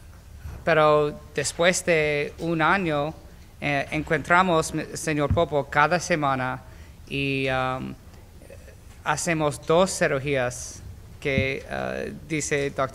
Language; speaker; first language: Spanish; non-native, learner; English